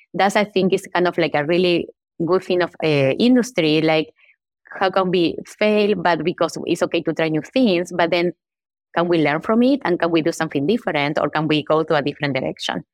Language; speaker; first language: English; non-native, fluent; Spanish